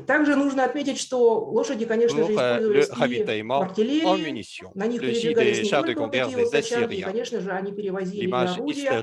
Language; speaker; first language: Russian; native; Russian